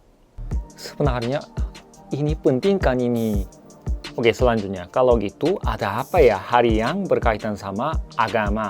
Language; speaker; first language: Indonesian; non-native, fluent; Korean